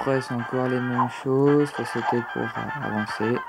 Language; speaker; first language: French; native; French